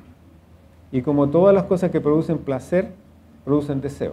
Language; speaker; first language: Spanish; native; Spanish